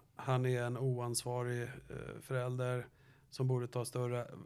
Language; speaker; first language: Swedish; native; Swedish